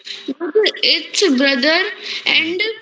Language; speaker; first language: English; non-native, learner; Hindi